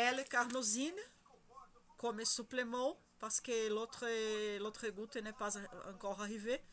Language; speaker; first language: French; non-native, learner; Spanish